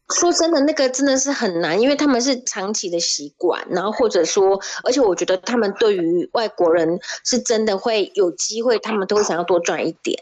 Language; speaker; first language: Chinese; native; Chinese